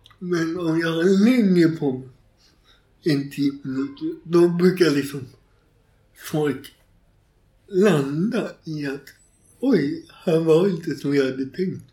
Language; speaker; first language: Swedish; native; Swedish